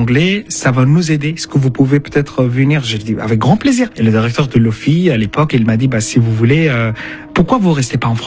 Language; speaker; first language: French; non-native, fluent; Arabic